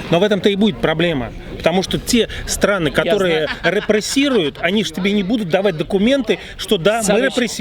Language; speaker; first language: Russian; native; Russian